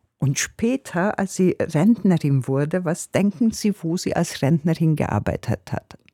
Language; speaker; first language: German; non-native, fluent; Hungarian